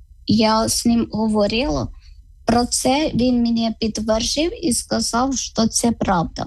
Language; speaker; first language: Ukrainian; non-native, learner; Malayalam